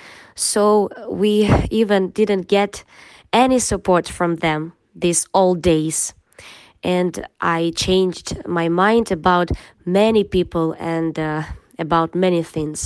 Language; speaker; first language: English; non-native, fluent; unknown